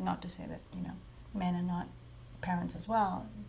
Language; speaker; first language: English; non-native, local second language; Hindi